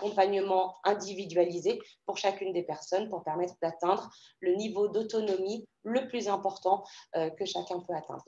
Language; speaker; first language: French; native; French